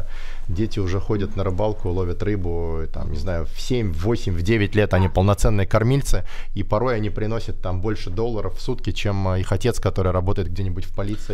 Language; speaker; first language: Russian; native; Russian